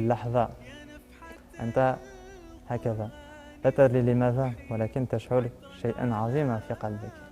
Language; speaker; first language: Arabic; non-native, learner; French